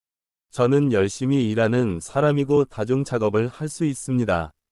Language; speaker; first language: Korean; non-native, learner; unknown